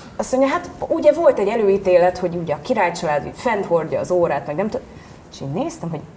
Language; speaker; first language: Hungarian; early bilingual, heritage; Hungarian